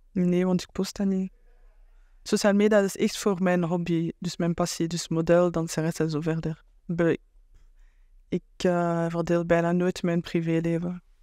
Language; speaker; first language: Dutch; non-native, local second language; French